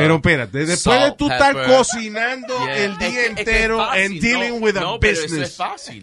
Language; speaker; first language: Spanish; early bilingual, heritage; Spanish